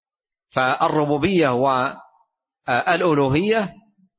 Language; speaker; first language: Arabic; native; Arabic